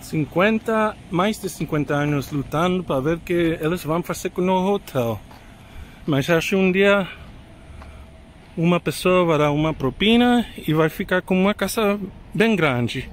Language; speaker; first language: Portuguese; non-native, learner; English